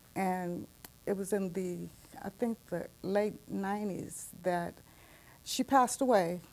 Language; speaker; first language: English; native; English